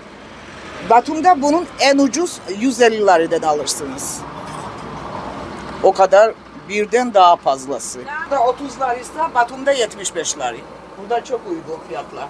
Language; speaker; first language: Turkish; non-native, learner; Georgian